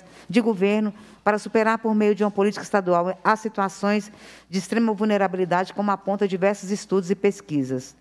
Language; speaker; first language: Portuguese; native; Portuguese